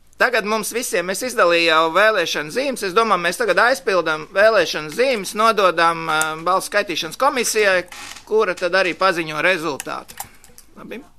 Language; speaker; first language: Latvian; native; Latvian